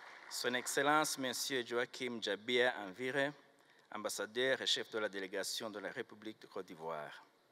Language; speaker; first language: French; non-native, local second language; Kinyarwanda